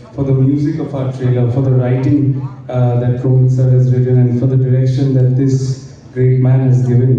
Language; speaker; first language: English; non-native, local second language; Bangla